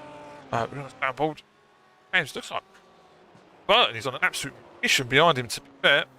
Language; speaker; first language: English; native; English